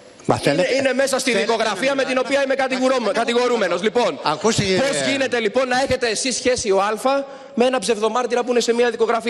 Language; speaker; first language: Greek; native; Greek